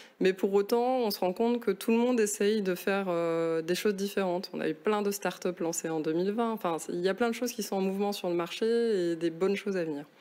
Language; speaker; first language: French; native; French